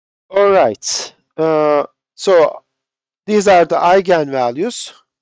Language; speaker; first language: English; non-native, fluent; Turkish